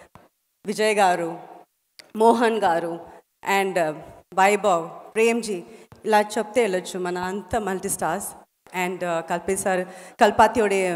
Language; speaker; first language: Telugu; non-native, fluent; Tamil